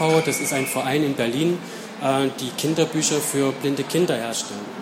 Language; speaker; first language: German; native; German